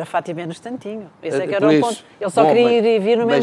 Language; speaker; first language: Portuguese; native; Portuguese